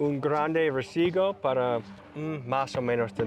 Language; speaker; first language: Spanish; non-native, learner; English